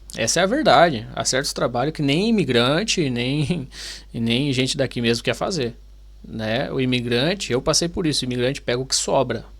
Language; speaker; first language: Portuguese; native; Portuguese